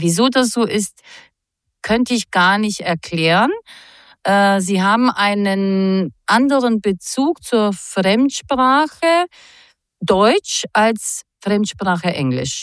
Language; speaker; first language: German; non-native, fluent; Croatian